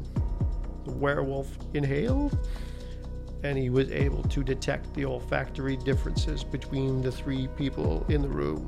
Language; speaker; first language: English; native; English